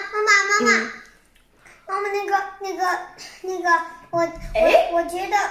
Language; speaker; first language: Chinese; early bilingual, heritage; Chinese